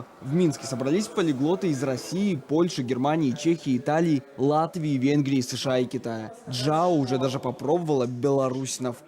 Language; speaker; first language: Russian; native; Russian